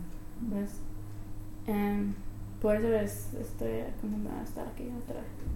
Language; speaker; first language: Spanish; non-native, learner; English